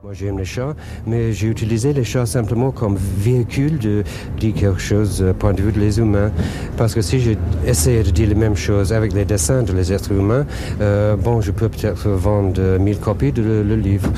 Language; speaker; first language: French; non-native, learner; English